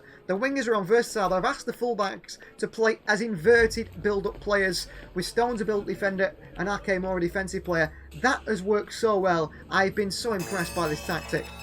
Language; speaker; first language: English; native; English